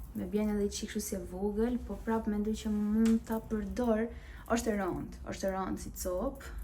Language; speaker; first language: Albanian; early bilingual, heritage; Albanian